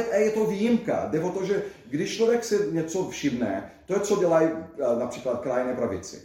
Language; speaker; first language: Czech; non-native, fluent; Portuguese